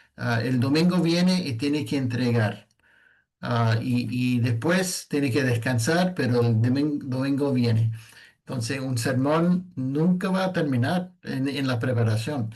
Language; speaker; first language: Spanish; non-native, fluent; English